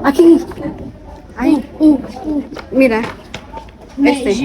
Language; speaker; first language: Spanish; non-native, fluent; Filipino